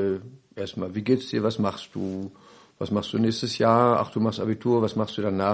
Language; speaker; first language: German; native; German